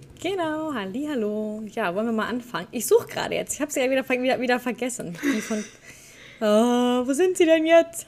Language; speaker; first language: German; native; German